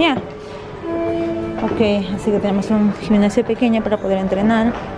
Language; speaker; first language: Spanish; native; Spanish